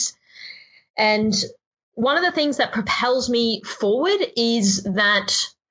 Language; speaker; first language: English; native; English